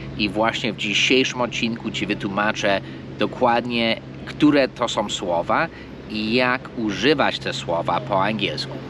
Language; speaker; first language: Polish; non-native, fluent; English